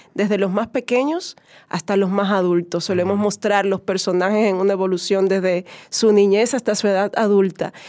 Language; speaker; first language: Spanish; native; Spanish